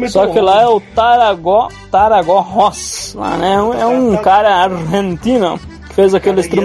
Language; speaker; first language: Portuguese; native; Portuguese